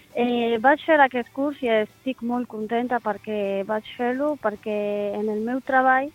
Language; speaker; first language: Catalan; non-native, learner; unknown